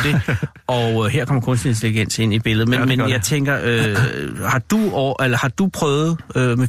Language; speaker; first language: Danish; native; Danish